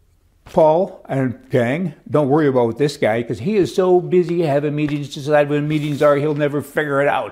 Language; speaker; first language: English; native; English